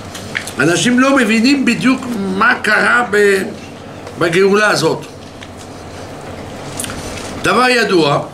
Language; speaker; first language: Hebrew; non-native, fluent; French